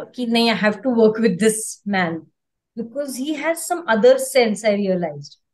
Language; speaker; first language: Hindi; non-native, local second language; Marathi